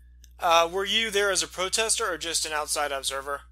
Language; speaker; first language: English; native; English